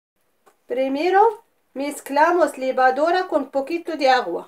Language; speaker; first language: Spanish; non-native, fluent; Arabic